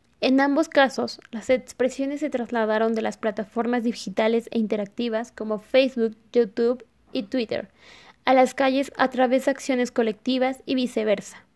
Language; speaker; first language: Spanish; native; Spanish